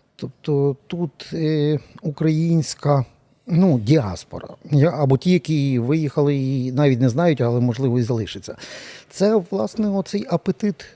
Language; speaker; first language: Ukrainian; native; Ukrainian